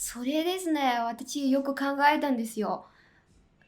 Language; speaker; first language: Japanese; non-native, fluent; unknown